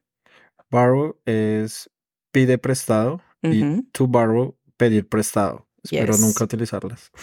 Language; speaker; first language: Spanish; native; Spanish